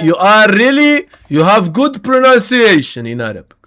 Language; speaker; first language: English; non-native, learner; Arabic